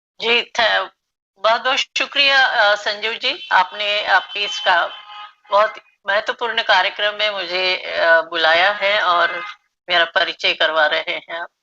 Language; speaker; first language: Hindi; non-native, local second language; Marathi